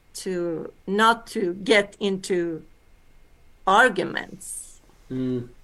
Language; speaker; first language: English; early bilingual, other home language; Swedish